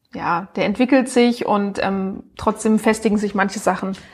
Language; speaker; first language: German; native; German